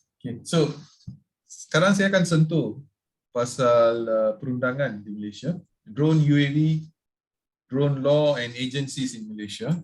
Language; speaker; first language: Malay; non-native, local second language; Tamil